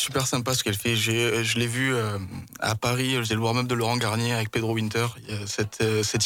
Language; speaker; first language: French; native; French